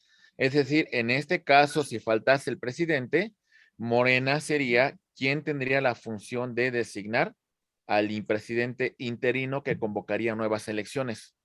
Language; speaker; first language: Spanish; native; Spanish